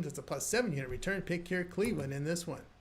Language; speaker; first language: English; native; English